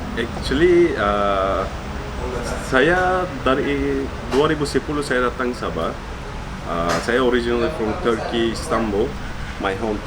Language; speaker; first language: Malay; non-native, fluent; Turkish